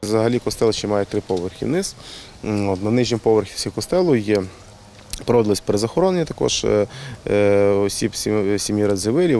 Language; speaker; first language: Ukrainian; native; Ukrainian